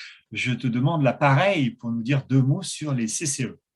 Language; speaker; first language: French; native; French